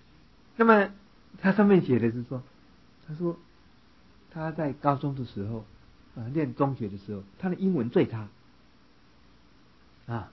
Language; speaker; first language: Chinese; native; Chinese